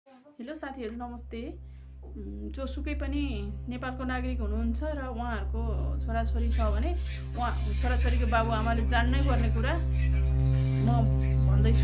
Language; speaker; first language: Nepali; native; Nepali